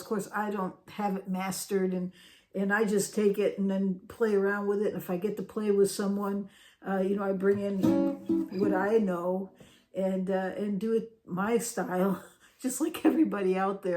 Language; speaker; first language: English; native; English